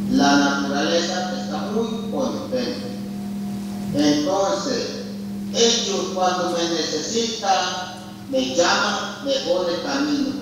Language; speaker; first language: Spanish; non-native, local second language; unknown